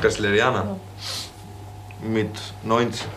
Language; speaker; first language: German; non-native, fluent; Greek